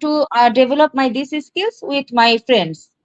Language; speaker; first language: English; non-native, learner; Bangla